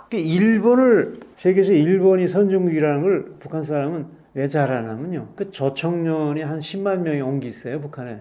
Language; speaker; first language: Korean; native; Korean